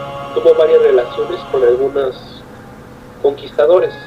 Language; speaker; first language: Spanish; native; Spanish